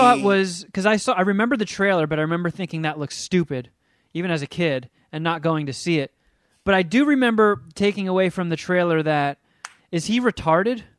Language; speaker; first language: English; native; English